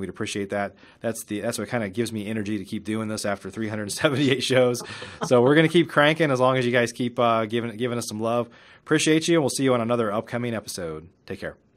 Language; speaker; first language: English; native; English